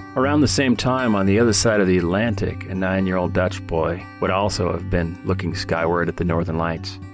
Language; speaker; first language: English; native; English